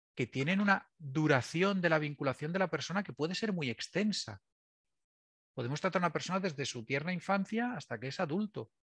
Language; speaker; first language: Spanish; native; Spanish